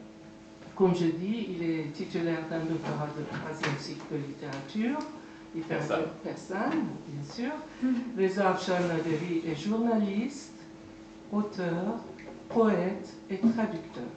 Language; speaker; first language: French; non-native, fluent; Persian